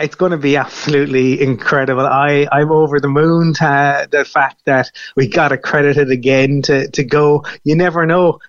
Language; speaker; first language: English; native; English